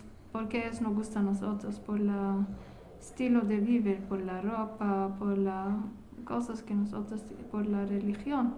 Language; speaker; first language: Spanish; non-native, learner; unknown